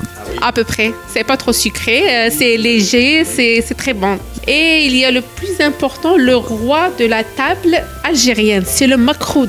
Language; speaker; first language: French; non-native, local second language; Arabic